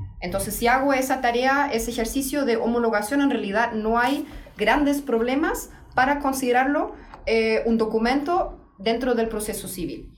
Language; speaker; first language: Spanish; non-native, fluent; German